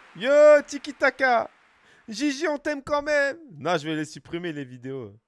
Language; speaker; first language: French; native; French